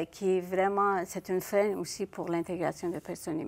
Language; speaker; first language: French; non-native, fluent; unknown